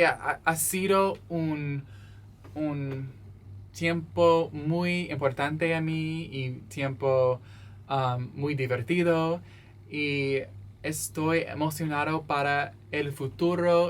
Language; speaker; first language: Spanish; non-native, learner; English